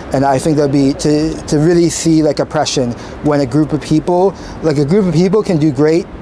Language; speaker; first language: English; native; English